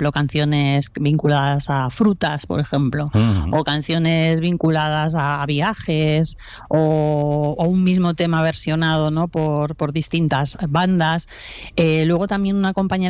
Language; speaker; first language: Spanish; native; Spanish